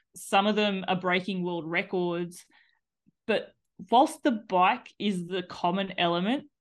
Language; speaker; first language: English; native; English